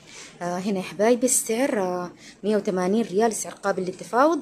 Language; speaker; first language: Arabic; native; Arabic